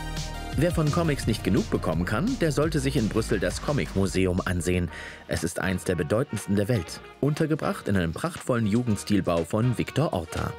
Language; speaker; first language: German; native; German